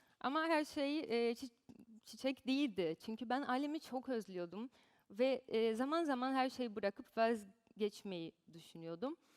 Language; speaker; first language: Turkish; non-native, fluent; Portuguese